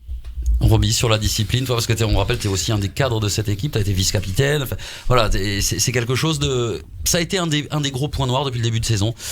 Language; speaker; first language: French; native; French